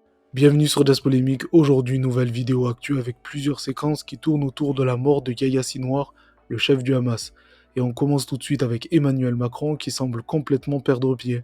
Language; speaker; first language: French; native; French